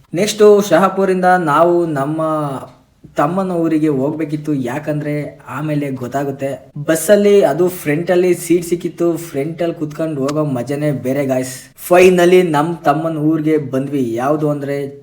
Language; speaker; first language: Kannada; native; Kannada